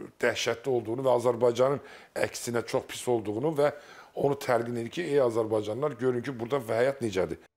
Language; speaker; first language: Azerbaijani; non-native, local second language; Talysh